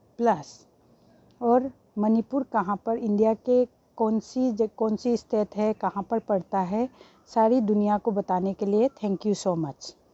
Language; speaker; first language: Hindi; non-native, local second language; Manipuri